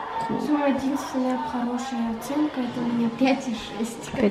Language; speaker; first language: Russian; early bilingual, heritage; Russian